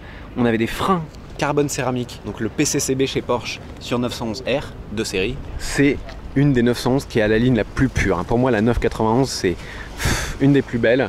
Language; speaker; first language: French; native; French